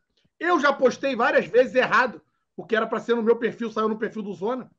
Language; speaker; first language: Portuguese; native; Portuguese